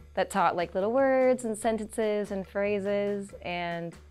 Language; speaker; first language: English; native; English